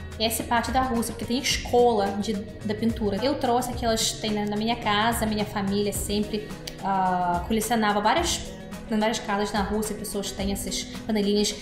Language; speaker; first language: Portuguese; non-native, fluent; Russian